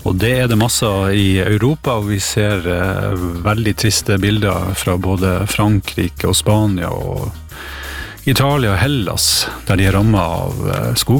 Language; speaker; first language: Norwegian; native; Norwegian